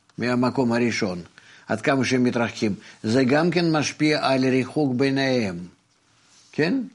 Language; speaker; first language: Hebrew; non-native, fluent; Russian